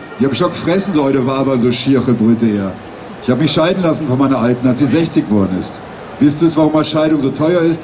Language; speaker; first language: German; native; German